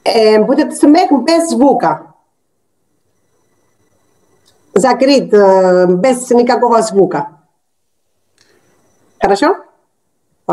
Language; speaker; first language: Russian; non-native, learner; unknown